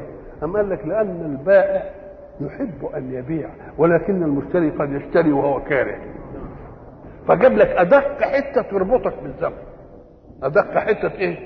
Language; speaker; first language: Arabic; native; Arabic